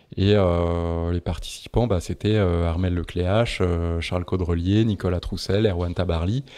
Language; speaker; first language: French; native; French